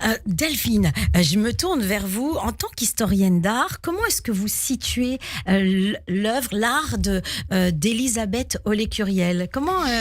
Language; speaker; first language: French; native; French